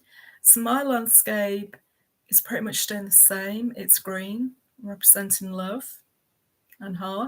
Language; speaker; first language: English; native; English